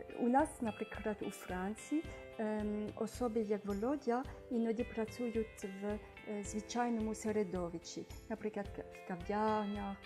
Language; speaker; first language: Ukrainian; non-native, fluent; French